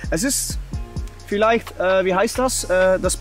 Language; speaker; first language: German; non-native, learner; Dutch